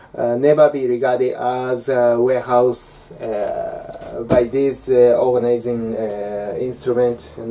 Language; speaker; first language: English; non-native, learner; Japanese